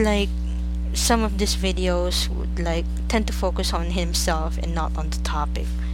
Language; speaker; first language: English; non-native, local second language; Filipino